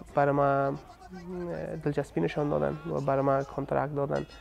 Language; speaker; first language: Persian; native; Persian